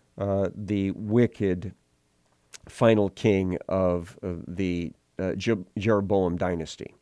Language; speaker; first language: English; native; English